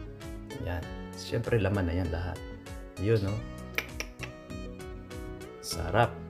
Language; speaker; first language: Filipino; native; Filipino